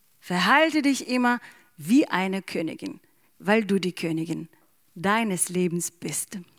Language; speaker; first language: German; non-native, fluent; Ukrainian